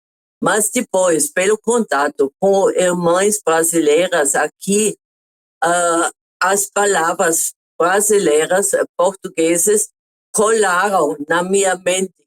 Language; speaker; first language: Portuguese; non-native, fluent; German